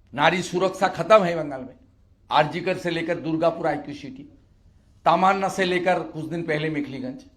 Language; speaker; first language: Hindi; non-native, local second language; Bangla